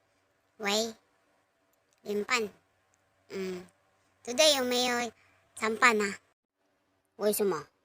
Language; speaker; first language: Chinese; non-native, learner; Filipino